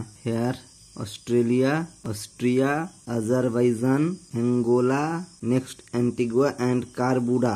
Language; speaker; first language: English; non-native, local second language; Hindi